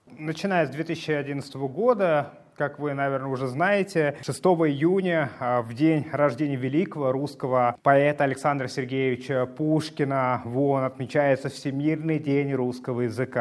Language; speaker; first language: Russian; native; Russian